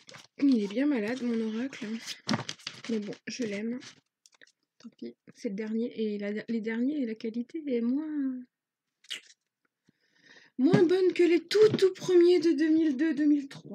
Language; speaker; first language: French; native; French